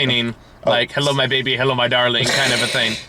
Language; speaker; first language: English; native; English